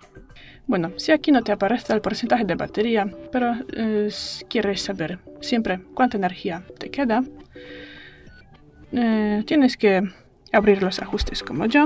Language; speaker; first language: Spanish; native; Spanish